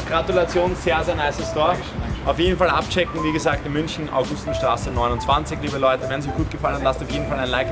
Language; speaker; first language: German; native; German